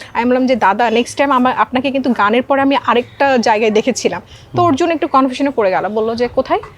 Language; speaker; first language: Bangla; non-native, local second language; Marma